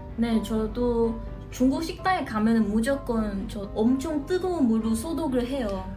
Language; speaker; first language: Korean; non-native, fluent; Chinese